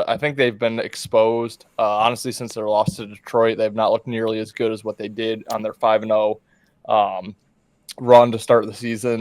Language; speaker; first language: English; native; English